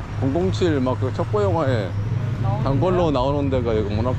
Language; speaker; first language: Korean; native; Korean